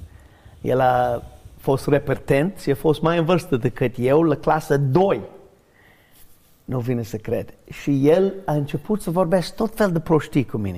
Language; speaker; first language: Romanian; non-native, learner; English